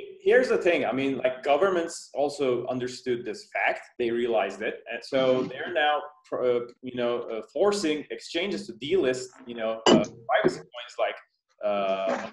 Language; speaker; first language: English; non-native, fluent; Turkish